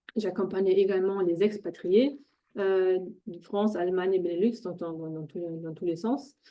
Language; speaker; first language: French; non-native, fluent; German